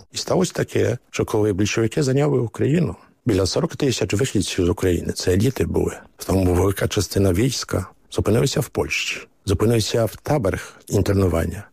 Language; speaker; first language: Ukrainian; early bilingual, heritage; Ukrainian